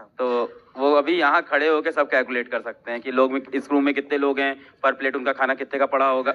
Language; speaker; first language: Hindi; native; Hindi